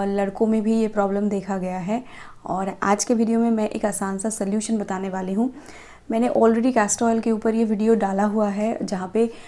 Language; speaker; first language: Hindi; non-native, local second language; Bangla